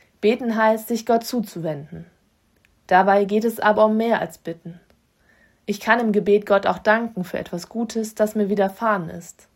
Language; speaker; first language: German; native; German